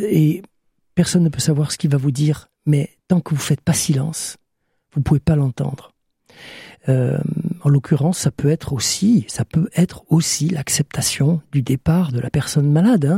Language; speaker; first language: French; native; French